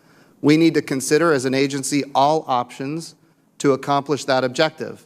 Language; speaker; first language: English; native; English